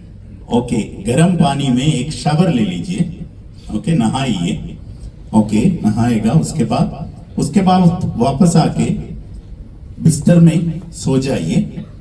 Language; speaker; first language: Hindi; non-native, learner; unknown